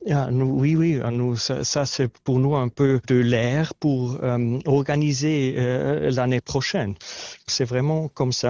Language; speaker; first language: French; non-native, learner; Swiss German